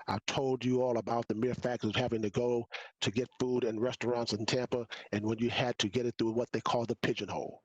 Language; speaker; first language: English; native; English